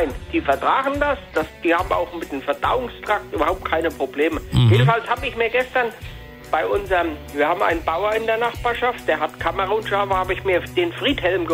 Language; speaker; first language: German; native; German